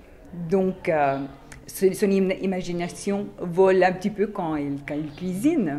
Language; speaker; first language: French; non-native, fluent; Spanish